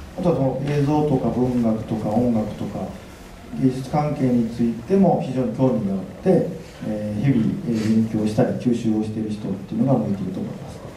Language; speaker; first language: Japanese; native; Japanese